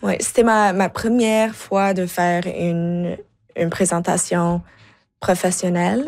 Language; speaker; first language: French; non-native, local second language; English